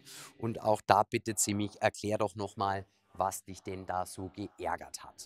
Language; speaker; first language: German; native; German